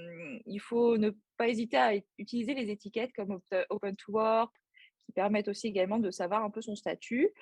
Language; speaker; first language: French; native; French